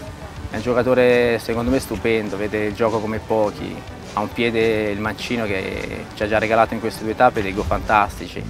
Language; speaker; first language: Italian; native; Italian